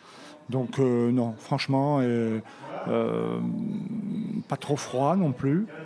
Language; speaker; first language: French; native; French